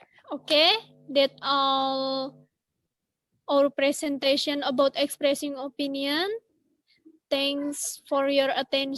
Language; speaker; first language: English; non-native, learner; Indonesian